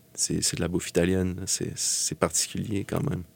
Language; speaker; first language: French; native; French